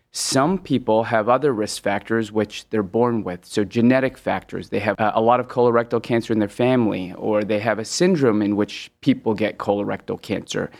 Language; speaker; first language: English; early bilingual, other home language; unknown